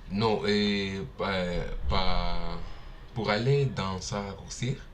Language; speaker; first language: French; non-native, learner; Portuguese